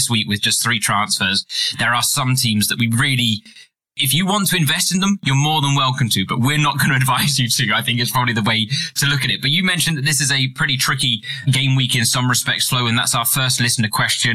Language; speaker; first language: English; native; English